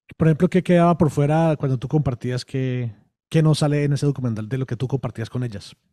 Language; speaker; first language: Spanish; native; Spanish